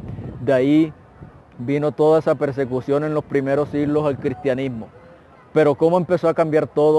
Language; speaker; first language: Spanish; native; Spanish